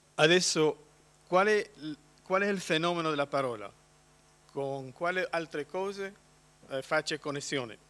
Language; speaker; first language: Italian; non-native, learner; Polish